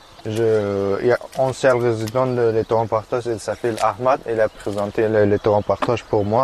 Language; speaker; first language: French; non-native, learner; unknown